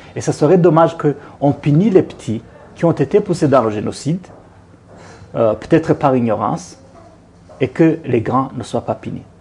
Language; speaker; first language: French; non-native, local second language; Kinyarwanda